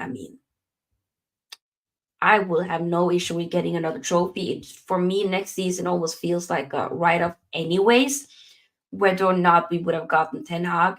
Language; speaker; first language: English; native; English